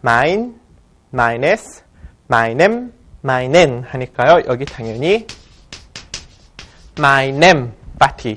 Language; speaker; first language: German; non-native, fluent; Korean